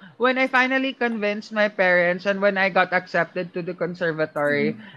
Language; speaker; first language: English; non-native, local second language; Filipino